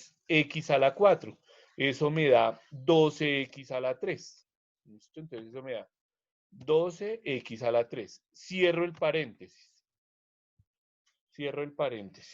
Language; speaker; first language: Spanish; native; Spanish